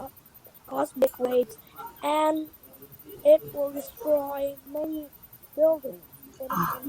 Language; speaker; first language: English; non-native, learner; Vietnamese